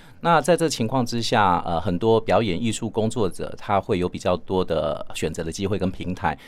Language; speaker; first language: Chinese; native; Chinese